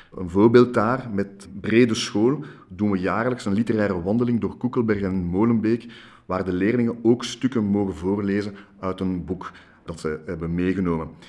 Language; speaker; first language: Dutch; non-native, local second language; French